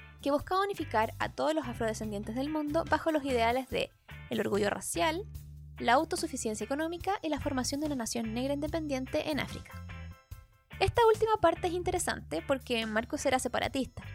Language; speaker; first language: Spanish; native; Spanish